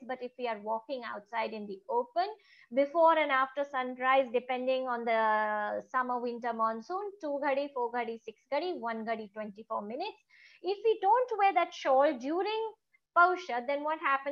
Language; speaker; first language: English; non-native, local second language; Gujarati